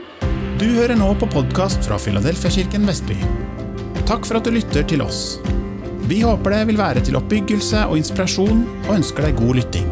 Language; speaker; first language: Norwegian; native; Norwegian